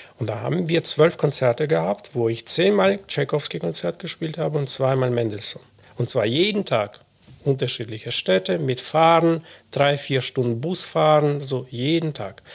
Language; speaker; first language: German; non-native, fluent; Russian